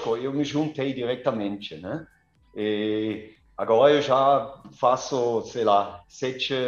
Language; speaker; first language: Portuguese; non-native, fluent; German